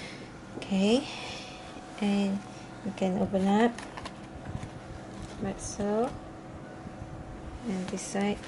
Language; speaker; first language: English; non-native, learner; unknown